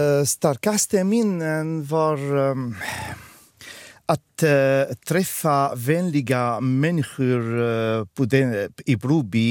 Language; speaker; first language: Swedish; non-native, fluent; Arabic